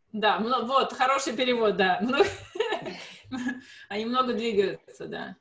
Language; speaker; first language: Russian; native; Russian